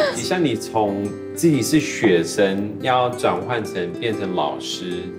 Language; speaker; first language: Chinese; native; Chinese